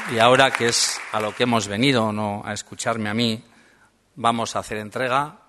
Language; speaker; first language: Spanish; native; Spanish